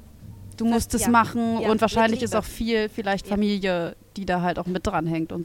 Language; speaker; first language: German; native; German